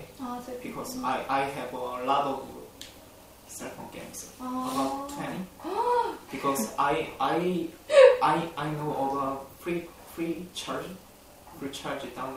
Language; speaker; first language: English; non-native, learner; Korean